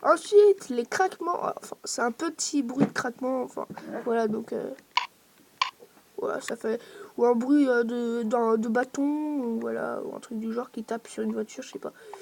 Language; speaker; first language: French; native; French